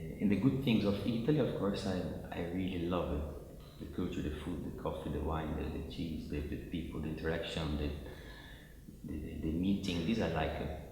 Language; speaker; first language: English; non-native, fluent; Portuguese